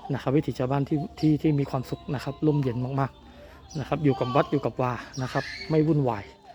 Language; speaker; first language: Thai; native; Thai